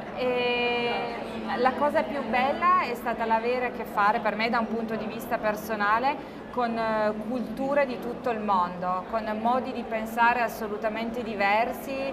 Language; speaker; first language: Italian; native; Italian